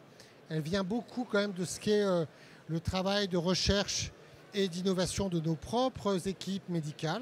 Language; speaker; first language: French; native; French